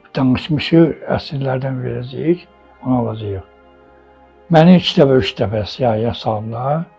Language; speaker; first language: Azerbaijani; non-native, local second language; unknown